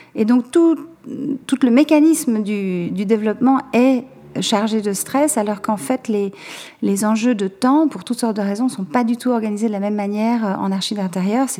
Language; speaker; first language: French; native; French